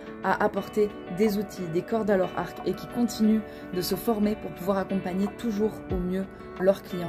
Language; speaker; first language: French; native; French